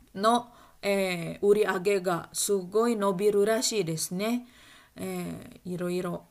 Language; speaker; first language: Japanese; non-native, fluent; Indonesian